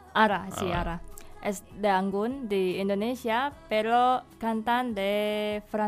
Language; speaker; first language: Catalan; non-native, learner; Indonesian